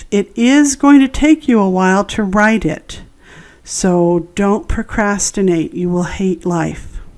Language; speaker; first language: English; native; English